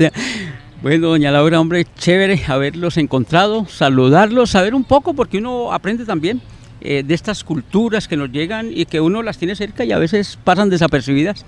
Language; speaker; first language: Spanish; native; Spanish